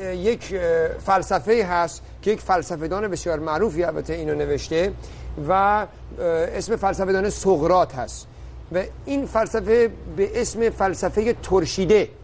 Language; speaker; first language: Persian; early bilingual, heritage; Persian